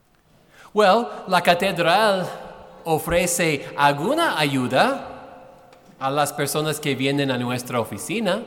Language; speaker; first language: Spanish; non-native, fluent; English